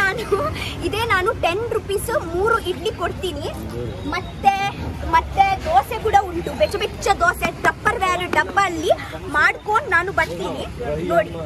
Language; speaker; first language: Kannada; non-native, local second language; Tulu